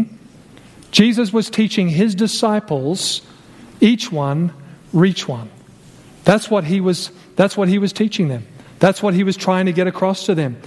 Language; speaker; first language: English; native; English